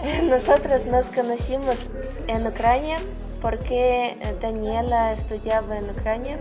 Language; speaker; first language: Spanish; non-native, learner; Ukrainian